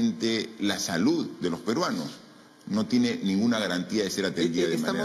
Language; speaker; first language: Spanish; native; Spanish